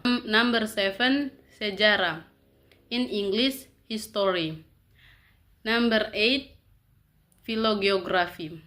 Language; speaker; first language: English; non-native, learner; Indonesian